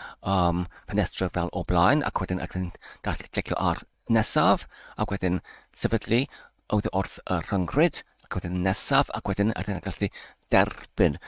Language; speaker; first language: Welsh; non-native, learner; English